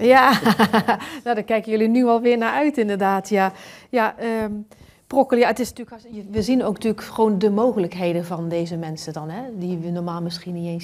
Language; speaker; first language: Dutch; native; Dutch